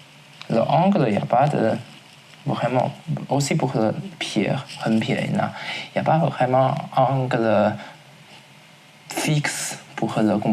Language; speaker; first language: French; non-native, learner; Chinese